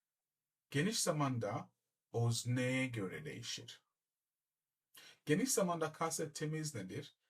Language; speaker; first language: Turkish; non-native, learner; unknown